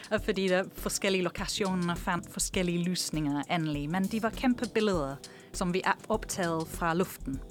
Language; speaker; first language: Danish; non-native, fluent; English